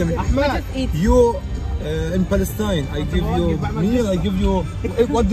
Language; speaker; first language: English; non-native, learner; Arabic